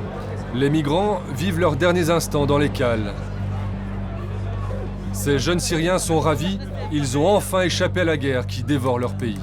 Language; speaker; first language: French; native; French